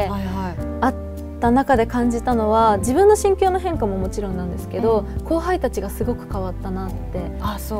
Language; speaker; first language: Japanese; native; Japanese